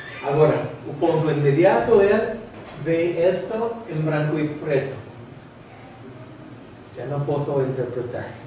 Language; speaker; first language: Portuguese; non-native, fluent; English